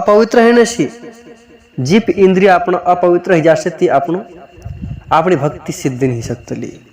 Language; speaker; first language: Hindi; non-native, local second language; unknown